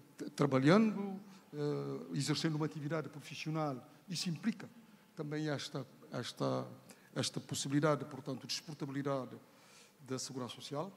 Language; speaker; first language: Portuguese; non-native, local second language; Kabuverdianu